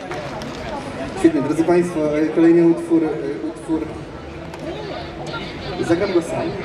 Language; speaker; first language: Polish; native; Polish